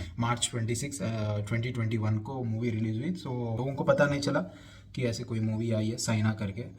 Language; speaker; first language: Hindi; non-native, local second language; Telugu